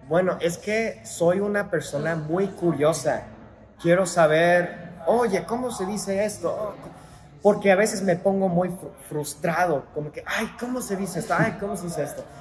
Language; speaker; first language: Spanish; non-native, fluent; English